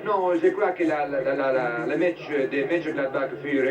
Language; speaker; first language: French; non-native, fluent; Italian